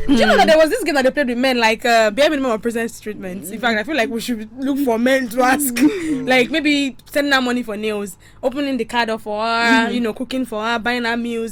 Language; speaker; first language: English; non-native, local second language; Yoruba